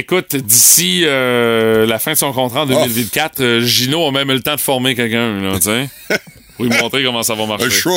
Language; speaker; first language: French; native; French